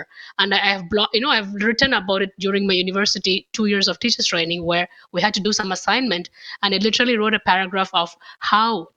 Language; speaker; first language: English; non-native, local second language; Tamil